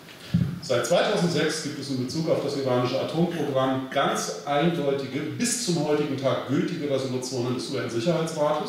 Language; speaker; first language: German; native; German